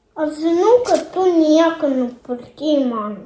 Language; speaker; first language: Lithuanian; early bilingual, heritage; Lithuanian